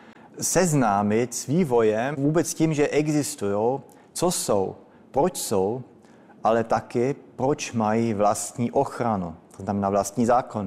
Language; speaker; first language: Czech; early bilingual, heritage; Czech